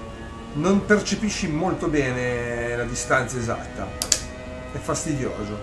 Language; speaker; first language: Italian; native; Italian